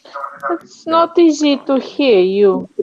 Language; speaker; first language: English; non-native, learner; Russian